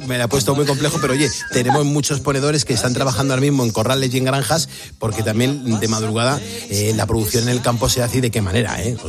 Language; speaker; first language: Spanish; native; Spanish